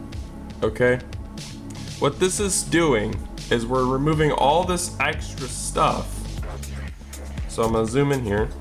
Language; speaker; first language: English; native; English